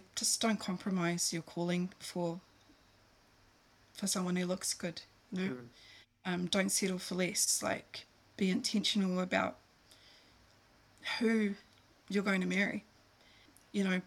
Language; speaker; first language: English; native; English